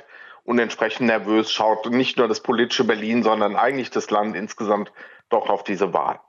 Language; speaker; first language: German; native; German